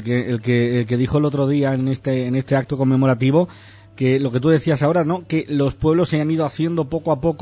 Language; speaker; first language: Spanish; native; Spanish